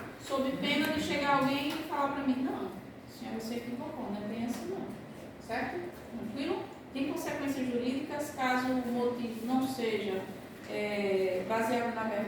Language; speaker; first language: Portuguese; native; Portuguese